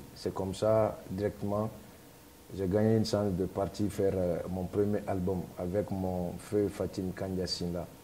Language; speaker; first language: French; non-native, local second language; Mandingo